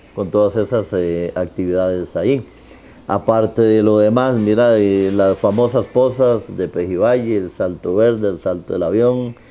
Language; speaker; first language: Spanish; native; Spanish